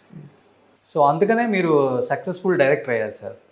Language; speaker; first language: Telugu; native; Telugu